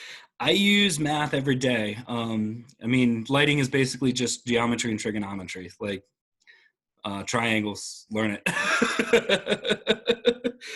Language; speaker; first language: English; native; English